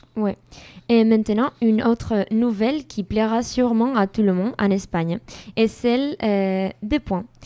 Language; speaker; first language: French; non-native, fluent; Spanish